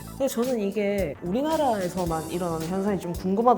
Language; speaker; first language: Korean; native; Korean